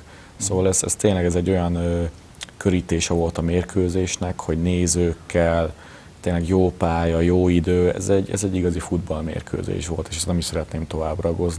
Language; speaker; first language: Hungarian; native; Hungarian